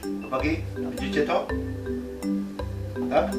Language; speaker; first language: Polish; non-native, fluent; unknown